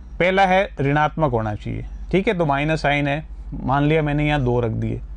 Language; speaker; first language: Hindi; native; Hindi